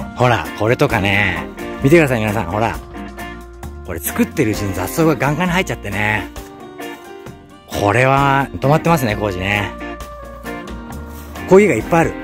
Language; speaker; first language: Japanese; native; Japanese